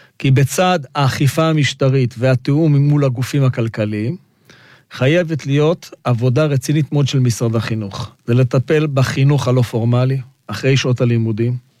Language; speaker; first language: Hebrew; non-native, local second language; Arabic